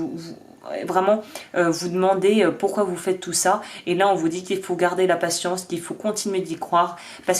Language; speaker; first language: French; native; French